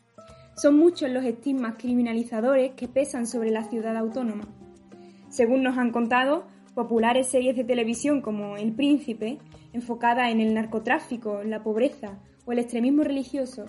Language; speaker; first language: Spanish; native; Spanish